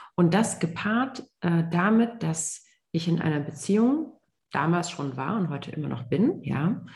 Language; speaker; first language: German; native; German